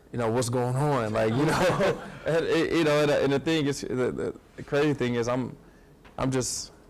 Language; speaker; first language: English; native; English